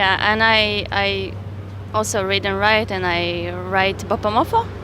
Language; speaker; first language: English; non-native, fluent; Hebrew